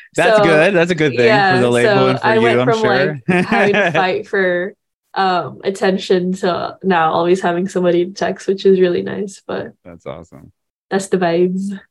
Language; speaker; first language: English; early bilingual, other home language; Indonesian